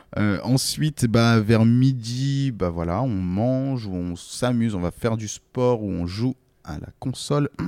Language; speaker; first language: French; native; French